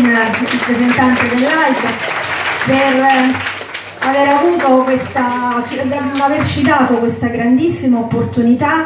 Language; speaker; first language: Italian; native; Italian